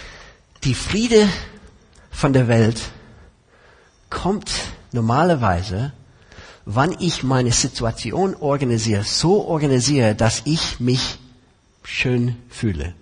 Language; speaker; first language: German; non-native, fluent; English